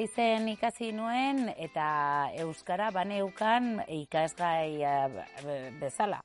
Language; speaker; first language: Basque; non-native, local second language; Spanish